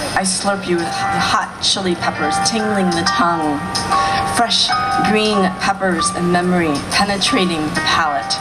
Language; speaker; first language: English; early bilingual, other home language; Vietnamese